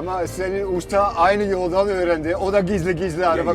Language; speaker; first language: Turkish; non-native, fluent; Dutch